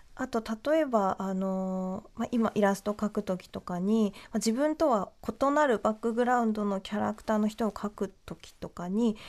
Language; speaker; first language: Japanese; native; Japanese